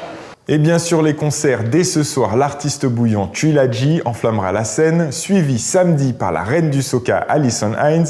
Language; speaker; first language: French; native; French